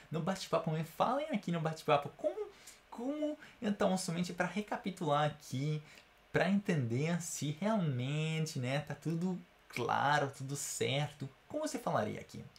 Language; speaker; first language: Portuguese; non-native, fluent; Italian